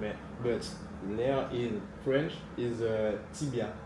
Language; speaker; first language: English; non-native, learner; French